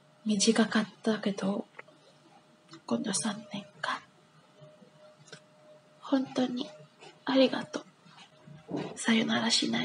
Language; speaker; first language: Japanese; non-native, learner; English